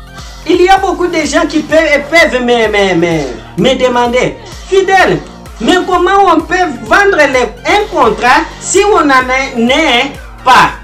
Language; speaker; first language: French; non-native, fluent; Portuguese